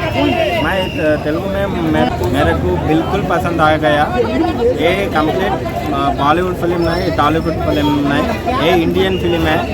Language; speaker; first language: Hindi; non-native, local second language; Telugu